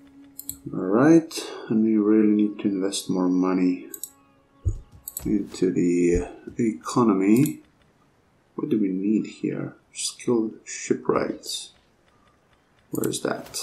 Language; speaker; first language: English; non-native, fluent; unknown